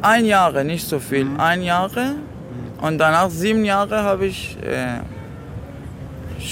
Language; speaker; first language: German; non-native, learner; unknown